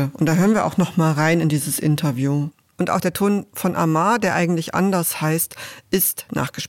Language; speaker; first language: German; native; German